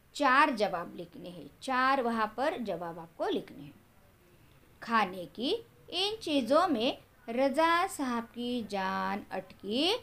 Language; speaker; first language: Hindi; non-native, local second language; Marathi